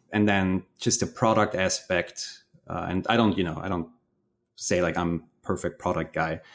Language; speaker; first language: English; non-native, fluent; German